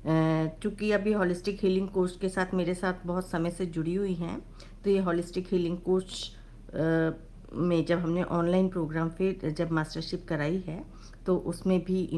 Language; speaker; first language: Hindi; native; Hindi